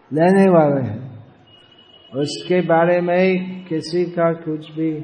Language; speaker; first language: Hindi; non-native, fluent; English